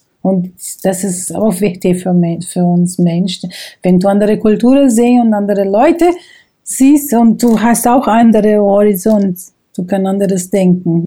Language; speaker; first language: German; non-native, fluent; Portuguese